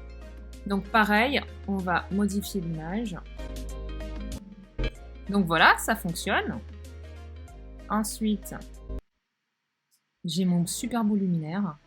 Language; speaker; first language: French; native; French